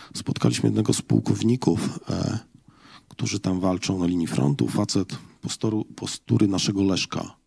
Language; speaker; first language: Polish; native; Polish